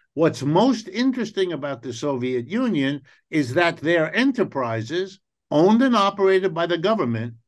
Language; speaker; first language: English; native; English